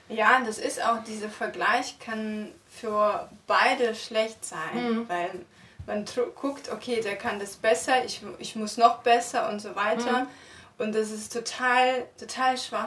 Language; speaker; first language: German; non-native, fluent; Russian